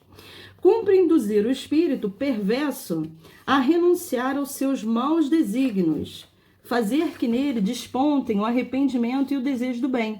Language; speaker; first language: Portuguese; native; Portuguese